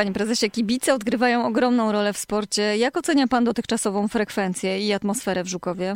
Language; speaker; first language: Polish; native; Polish